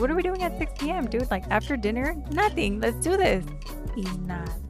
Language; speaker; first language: English; early bilingual, other home language; Spanish